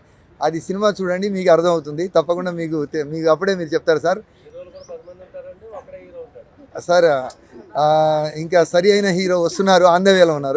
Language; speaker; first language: Telugu; native; Telugu